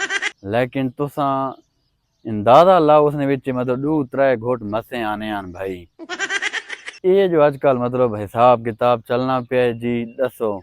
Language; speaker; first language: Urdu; non-native, local second language; Punjabi